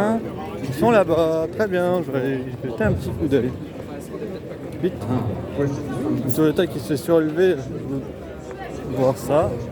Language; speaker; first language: French; native; French